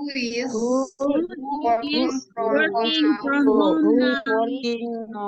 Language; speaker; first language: English; non-native, learner; Indonesian